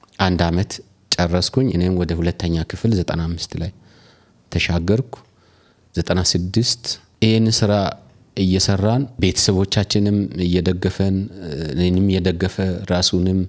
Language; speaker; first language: Amharic; non-native, local second language; Wolaytta